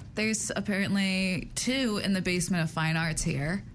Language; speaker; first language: English; native; English